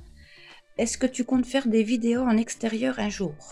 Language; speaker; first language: French; native; French